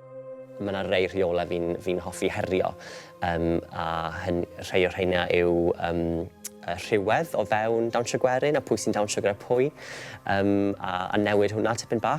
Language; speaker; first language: Welsh; native; Welsh